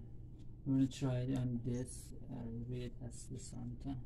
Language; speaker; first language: English; non-native, learner; Persian